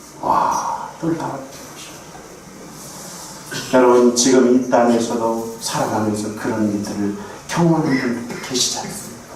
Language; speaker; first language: Korean; native; Korean